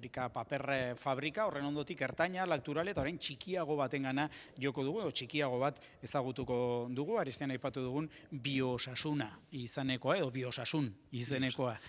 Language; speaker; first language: Basque; native; Basque